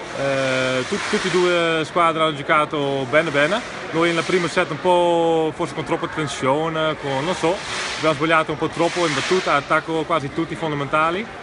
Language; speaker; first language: Italian; non-native, learner; Dutch